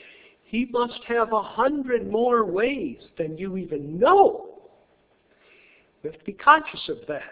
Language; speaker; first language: English; native; English